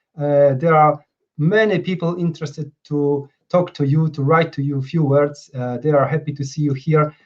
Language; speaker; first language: English; non-native, fluent; Polish